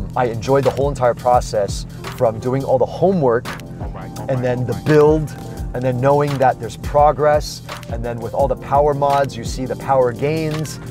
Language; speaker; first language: English; early bilingual, other home language; Chinese